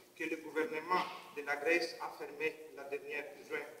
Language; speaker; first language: French; non-native, learner; Greek